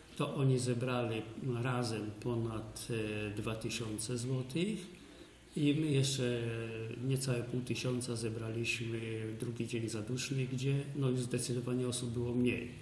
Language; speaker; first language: Polish; native; Polish